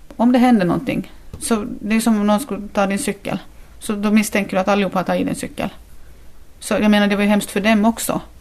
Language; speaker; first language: Swedish; native; Swedish